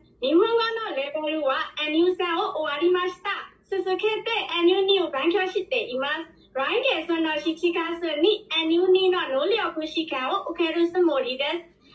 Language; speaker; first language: Japanese; non-native, learner; Burmese